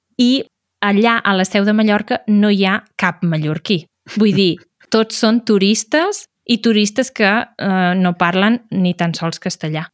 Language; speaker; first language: Catalan; native; Catalan